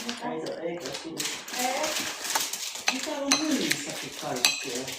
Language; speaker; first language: Finnish; native; Finnish